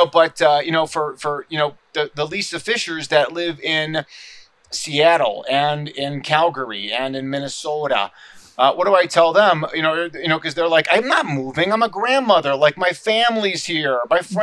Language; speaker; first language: English; native; English